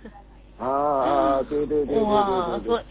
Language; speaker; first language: Chinese; non-native, learner; Korean